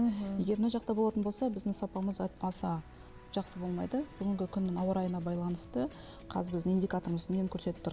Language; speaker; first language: Kazakh; native; Kazakh